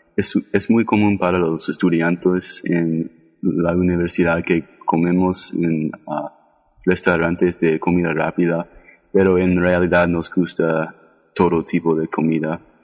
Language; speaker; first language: Spanish; non-native, learner; English